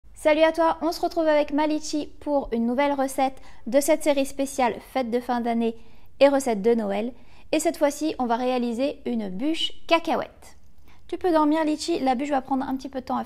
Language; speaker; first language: French; native; French